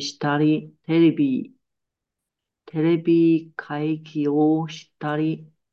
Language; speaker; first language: Japanese; non-native, learner; Chinese